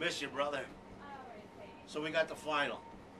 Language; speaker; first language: English; native; English